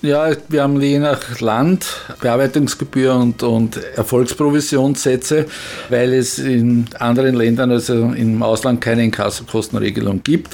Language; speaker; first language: German; native; German